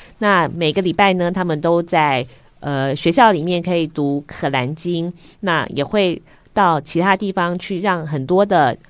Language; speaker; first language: Chinese; native; Chinese